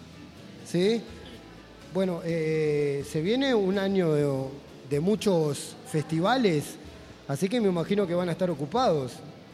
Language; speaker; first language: Spanish; native; Spanish